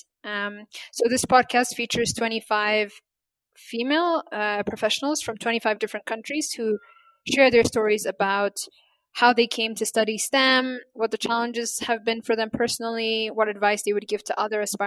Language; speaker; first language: English; non-native, fluent; Amharic